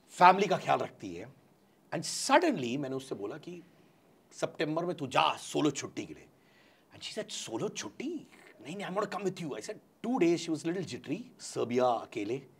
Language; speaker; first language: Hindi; non-native, local second language; Tamil